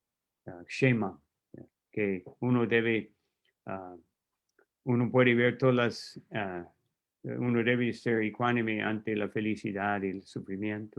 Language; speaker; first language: Spanish; non-native, fluent; English